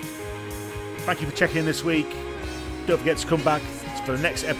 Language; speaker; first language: English; native; English